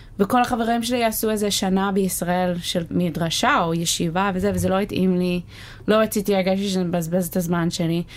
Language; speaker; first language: Hebrew; non-native, fluent; English